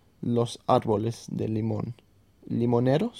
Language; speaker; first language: Spanish; non-native, fluent; English